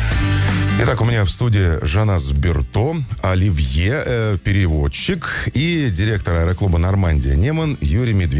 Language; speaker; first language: Russian; native; Russian